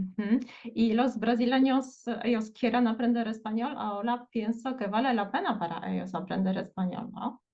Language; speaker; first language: Spanish; non-native, fluent; Portuguese